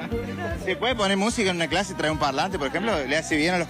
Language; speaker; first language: Spanish; native; Spanish